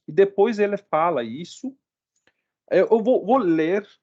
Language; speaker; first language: Portuguese; non-native, fluent; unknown